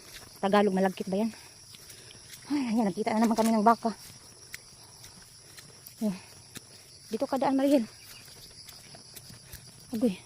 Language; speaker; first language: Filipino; non-native, local second language; Cebuano